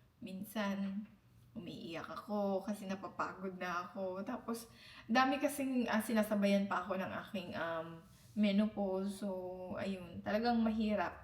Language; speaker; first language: Filipino; non-native, local second language; Cebuano